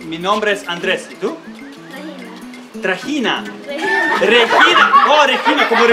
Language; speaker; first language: Spanish; non-native, learner; Serbian